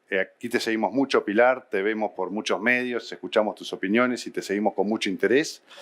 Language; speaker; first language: Spanish; native; Spanish